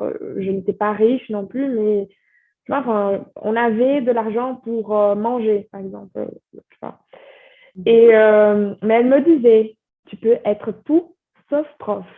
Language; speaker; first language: French; non-native, fluent; Portuguese